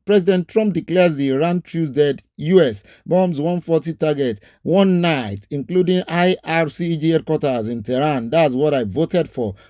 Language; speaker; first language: English; non-native, local second language; Yoruba